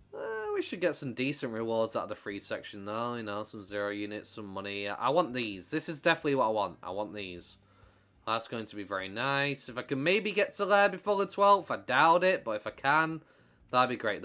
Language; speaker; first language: English; native; English